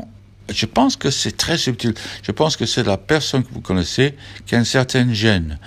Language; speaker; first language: French; non-native, fluent; English